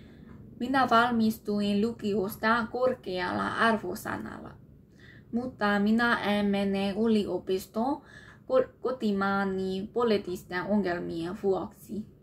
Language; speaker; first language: Finnish; non-native, learner; Burmese